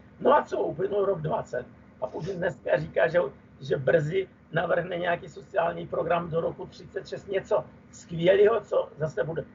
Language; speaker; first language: Czech; non-native, fluent; Russian